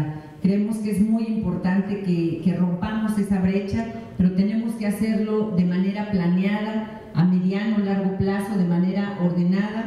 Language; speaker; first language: Spanish; native; Spanish